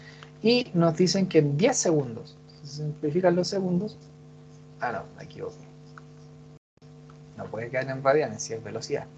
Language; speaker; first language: Spanish; native; Spanish